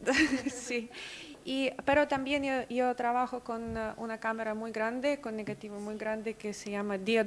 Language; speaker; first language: Spanish; non-native, fluent; Russian